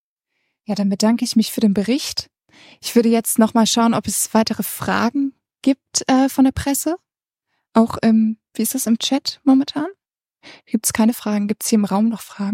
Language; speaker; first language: German; native; German